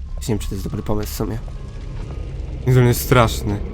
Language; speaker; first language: Polish; native; Polish